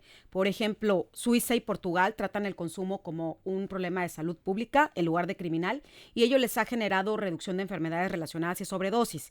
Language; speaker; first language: Spanish; native; Spanish